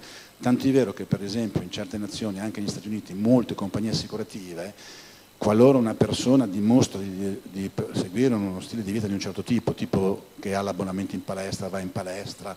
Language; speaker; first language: Italian; native; Italian